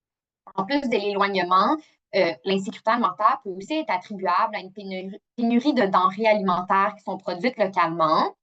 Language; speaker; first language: French; native; French